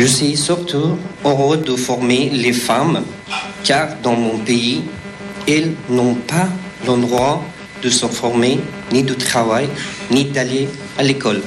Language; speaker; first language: French; non-native, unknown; Persian